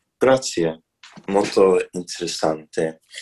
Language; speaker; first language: Italian; non-native, learner; English